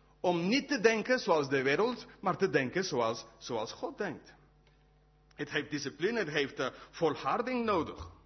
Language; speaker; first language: Dutch; non-native, fluent; English